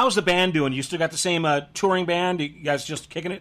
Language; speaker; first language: English; native; English